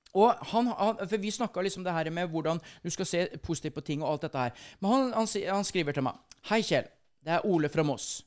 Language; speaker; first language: Norwegian; native; Norwegian